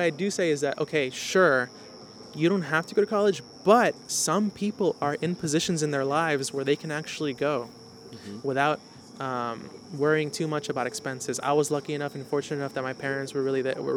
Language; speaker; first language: English; native; English